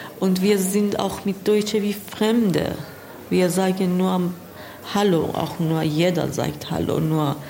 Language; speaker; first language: German; non-native, learner; Persian